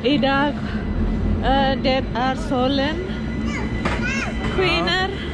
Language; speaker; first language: Swedish; non-native, learner; Indonesian